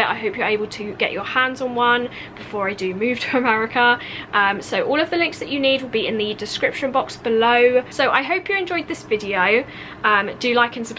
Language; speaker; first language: English; native; English